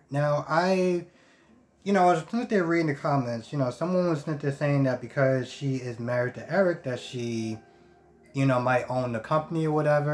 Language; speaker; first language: English; native; English